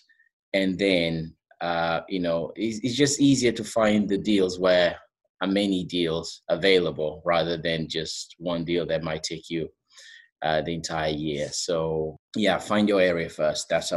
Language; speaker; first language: English; non-native, fluent; Portuguese